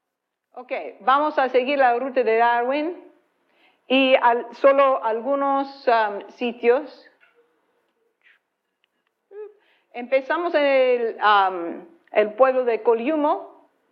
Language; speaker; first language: Spanish; non-native, fluent; English